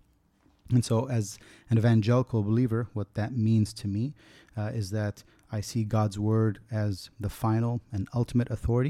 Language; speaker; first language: English; native; English